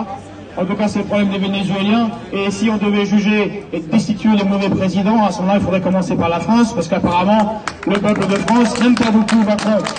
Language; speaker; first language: French; native; French